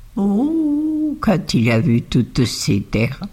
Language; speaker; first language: French; non-native, fluent; Spanish